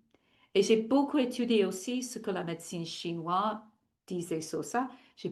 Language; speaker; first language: French; non-native, fluent; English